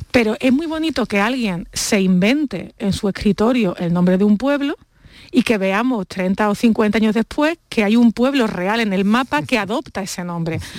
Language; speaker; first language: Spanish; native; Spanish